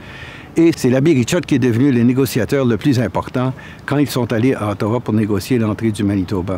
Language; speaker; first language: French; native; French